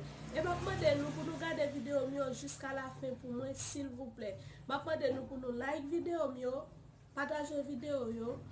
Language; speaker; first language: French; non-native, learner; Haitian Creole